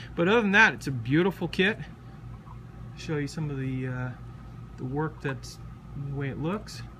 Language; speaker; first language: English; native; English